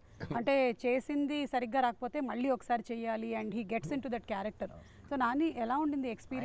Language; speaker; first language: Telugu; native; Telugu